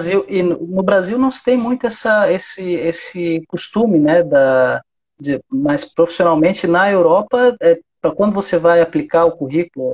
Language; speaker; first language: Portuguese; native; Portuguese